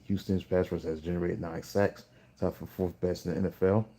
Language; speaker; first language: English; native; English